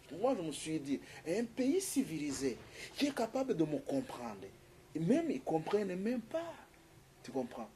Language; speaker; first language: French; non-native, fluent; Kinyarwanda